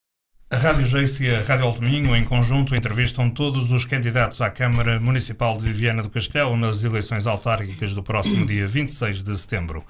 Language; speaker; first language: Portuguese; native; Portuguese